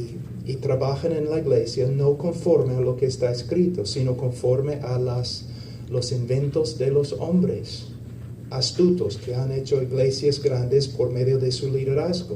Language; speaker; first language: Spanish; non-native, fluent; English